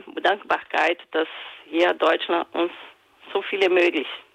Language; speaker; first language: German; non-native, fluent; Portuguese